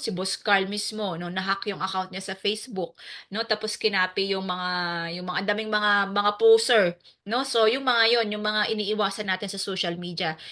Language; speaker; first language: Filipino; native; Filipino